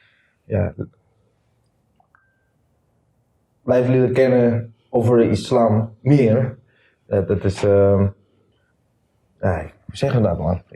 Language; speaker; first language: Dutch; non-native, learner; Indonesian